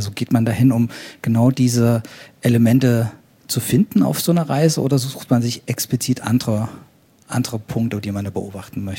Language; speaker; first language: German; native; German